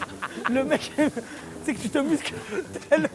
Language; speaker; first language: French; native; French